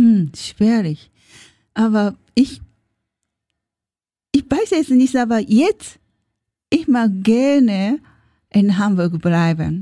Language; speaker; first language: German; non-native, learner; Japanese